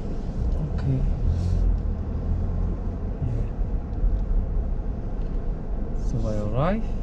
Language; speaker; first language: English; non-native, learner; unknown